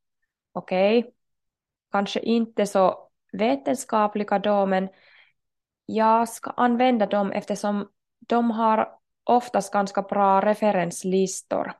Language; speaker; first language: Swedish; non-native, local second language; Finnish